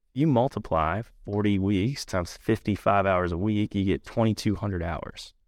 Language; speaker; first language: English; native; English